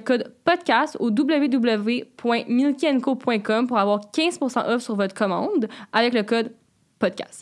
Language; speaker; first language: French; native; French